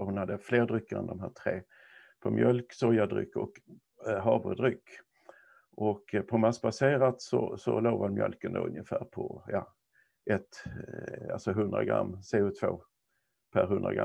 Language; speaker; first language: Swedish; native; Swedish